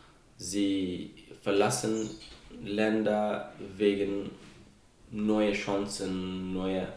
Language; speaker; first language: German; non-native, fluent; Persian